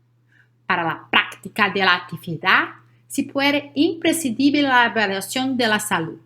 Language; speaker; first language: Spanish; non-native, learner; Portuguese